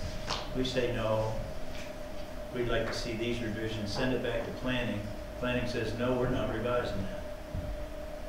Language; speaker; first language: English; native; English